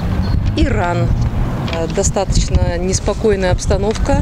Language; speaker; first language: Russian; native; Russian